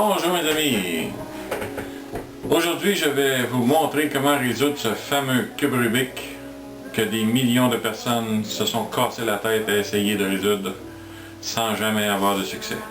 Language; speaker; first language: French; native; French